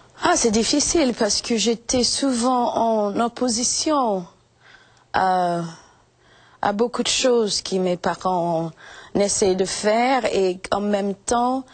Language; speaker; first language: French; non-native, fluent; English